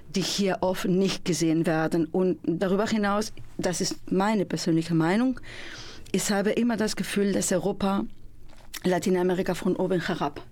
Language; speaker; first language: German; non-native, fluent; Spanish